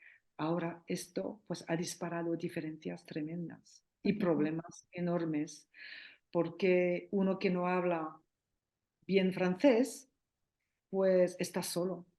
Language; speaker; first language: Spanish; non-native, fluent; French